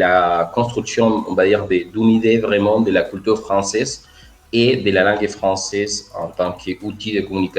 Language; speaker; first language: French; non-native, fluent; Spanish